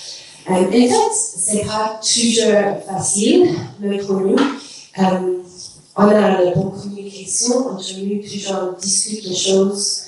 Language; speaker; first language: French; non-native, learner; English